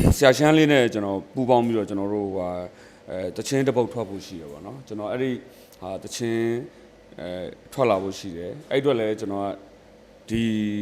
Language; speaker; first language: Burmese; native; Burmese